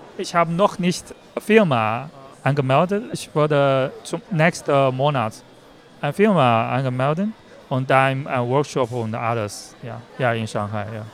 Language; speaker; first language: German; non-native, learner; Chinese